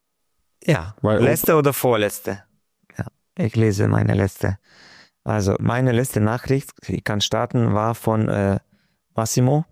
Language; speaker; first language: German; non-native, local second language; Hungarian